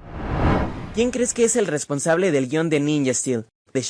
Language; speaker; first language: Spanish; native; Spanish